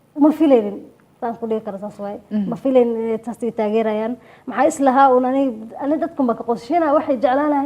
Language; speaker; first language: Somali; early bilingual, heritage; Somali